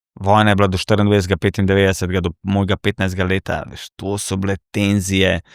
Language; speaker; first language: Slovenian; non-native, local second language; Serbian